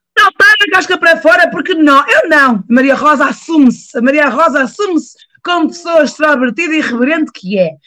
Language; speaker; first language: Portuguese; native; Portuguese